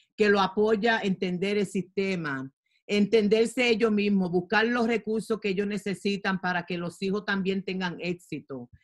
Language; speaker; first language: Spanish; early bilingual, heritage; Spanish